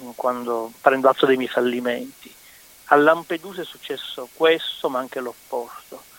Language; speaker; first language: Italian; native; Italian